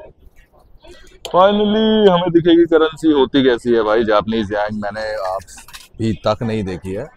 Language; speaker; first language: Hindi; native; Hindi